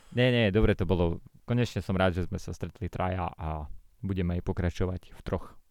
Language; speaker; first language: Slovak; native; Slovak